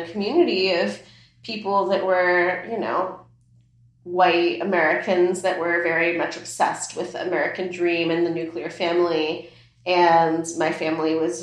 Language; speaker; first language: English; early bilingual, other home language; Persian